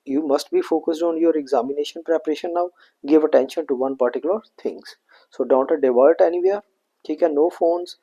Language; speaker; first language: English; non-native, local second language; Punjabi